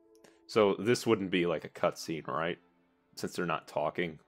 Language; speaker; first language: English; native; English